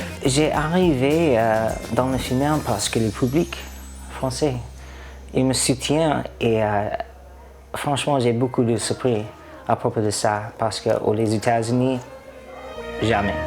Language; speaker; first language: French; non-native, learner; English